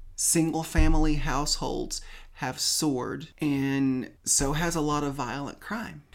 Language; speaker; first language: English; native; English